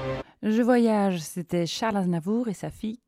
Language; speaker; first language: French; native; French